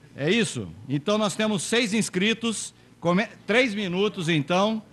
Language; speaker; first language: Portuguese; native; Portuguese